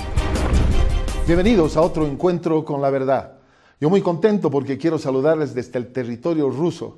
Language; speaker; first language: Spanish; native; Spanish